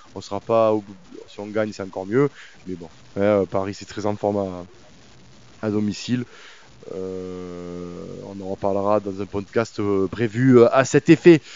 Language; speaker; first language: French; native; French